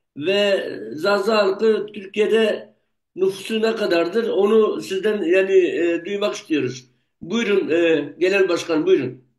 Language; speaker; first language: Turkish; non-native, local second language; Zaza